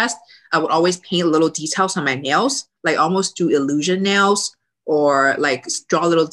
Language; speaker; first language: English; early bilingual, other home language; Cantonese